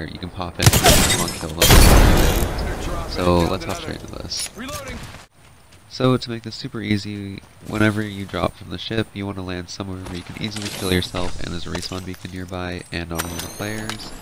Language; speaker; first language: English; native; English